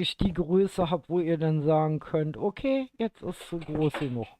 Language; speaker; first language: German; native; German